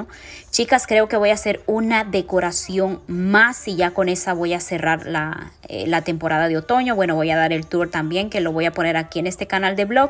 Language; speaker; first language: Spanish; native; Spanish